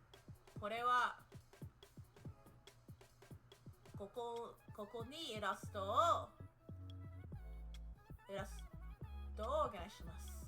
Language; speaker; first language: Japanese; non-native, learner; English